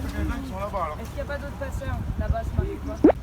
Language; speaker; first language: French; native; French